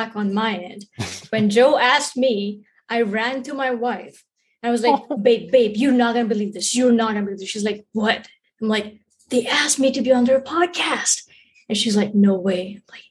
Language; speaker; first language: English; non-native, local second language; Hindi